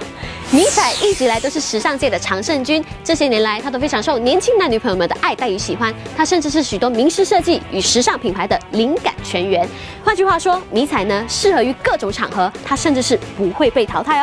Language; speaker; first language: Chinese; native; Chinese